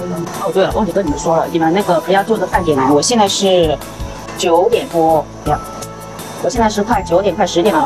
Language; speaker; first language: Chinese; native; Chinese